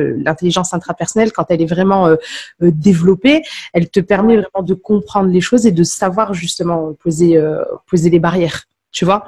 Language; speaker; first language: French; native; French